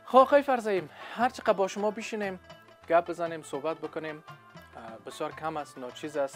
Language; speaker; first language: Persian; native; Persian